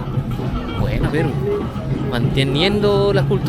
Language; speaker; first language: Spanish; non-native, fluent; Indonesian